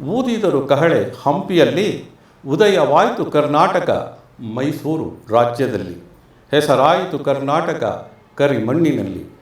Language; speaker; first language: Kannada; non-native, local second language; Tamil